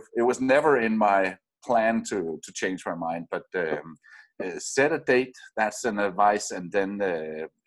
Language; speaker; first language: English; non-native, fluent; Danish